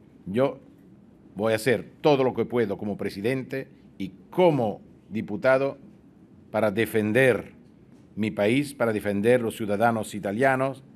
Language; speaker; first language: Spanish; non-native, fluent; Italian